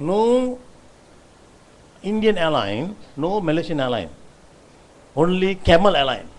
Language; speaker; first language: English; non-native, local second language; Tamil